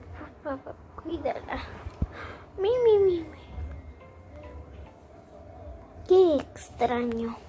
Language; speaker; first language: Spanish; native; Spanish